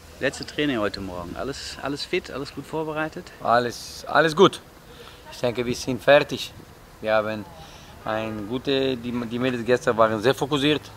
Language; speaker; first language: German; non-native, learner; Italian